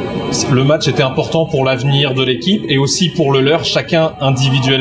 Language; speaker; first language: French; native; French